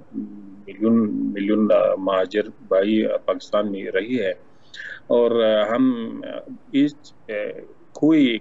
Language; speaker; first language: Hindi; non-native, learner; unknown